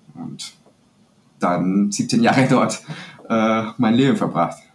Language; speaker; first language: German; non-native, fluent; Spanish